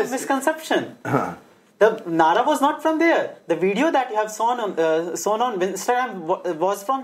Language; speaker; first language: English; non-native, local second language; Hindi